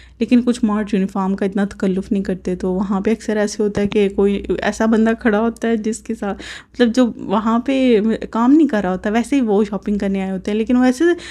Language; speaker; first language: Urdu; native; Urdu